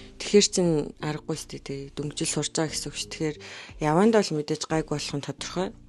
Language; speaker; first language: Mongolian; native; Mongolian